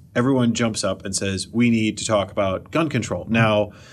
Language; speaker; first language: English; native; English